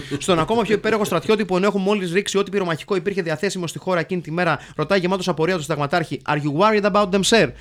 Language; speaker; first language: Greek; native; Greek